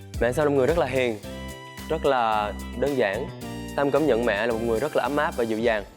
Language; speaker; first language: Vietnamese; early bilingual, heritage; Vietnamese